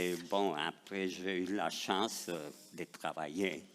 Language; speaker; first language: French; non-native, fluent; Spanish